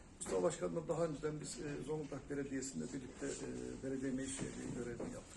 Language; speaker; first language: Turkish; native; Turkish